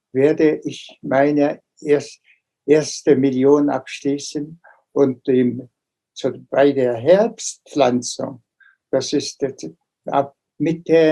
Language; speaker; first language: German; non-native, fluent; Tuvinian